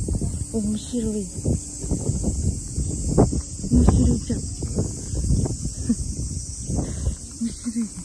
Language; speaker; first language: Japanese; non-native, learner; Filipino